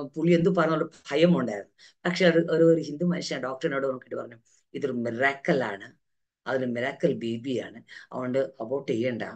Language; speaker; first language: Malayalam; early bilingual, heritage; Malayalam